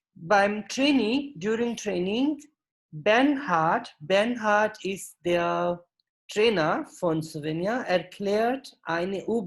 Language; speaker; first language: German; non-native, fluent; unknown